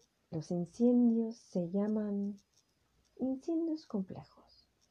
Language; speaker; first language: Spanish; early bilingual, heritage; Spanish